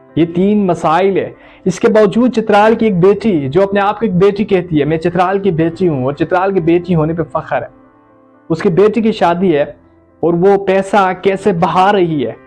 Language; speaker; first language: Urdu; non-native, local second language; Khowar